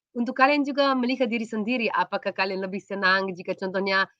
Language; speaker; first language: Indonesian; non-native, fluent; Slovenian